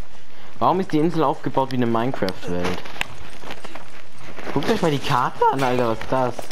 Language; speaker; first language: German; native; German